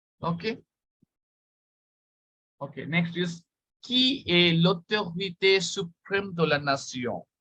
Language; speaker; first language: French; non-native, fluent; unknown